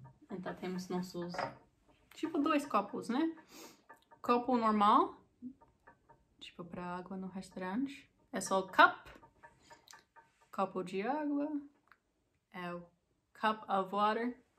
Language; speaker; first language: Portuguese; non-native, fluent; English